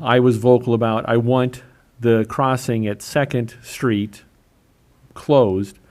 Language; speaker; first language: English; native; English